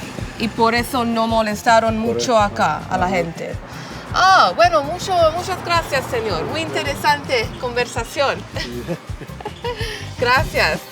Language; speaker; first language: Spanish; non-native, fluent; English